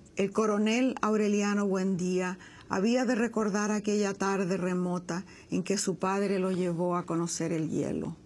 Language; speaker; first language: Spanish; native; Spanish